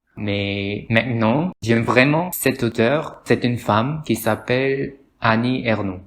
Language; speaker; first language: French; non-native, learner; Korean